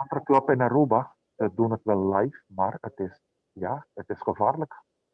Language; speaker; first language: Dutch; non-native, local second language; Papiamento